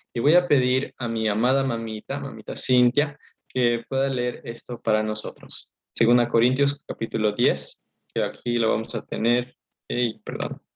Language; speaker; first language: Spanish; early bilingual, heritage; Spanish